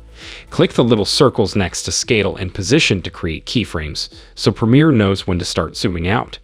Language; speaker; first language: English; native; English